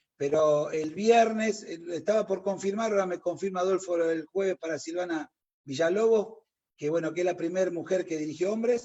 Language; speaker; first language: Spanish; native; Spanish